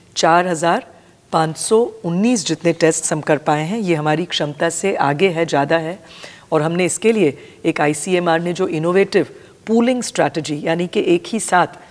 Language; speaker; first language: Hindi; non-native, local second language; Gujarati